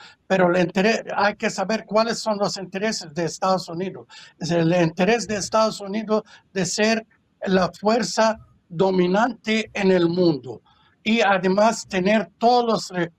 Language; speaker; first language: Spanish; non-native, fluent; Arabic